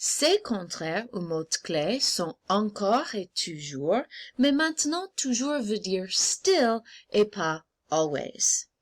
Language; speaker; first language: French; non-native, fluent; English